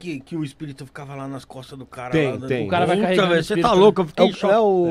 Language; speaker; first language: Portuguese; native; Portuguese